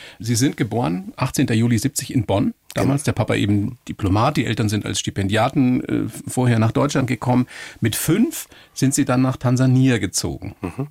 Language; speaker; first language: German; native; German